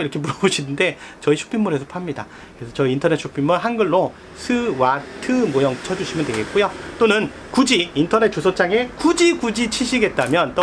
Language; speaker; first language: Korean; native; Korean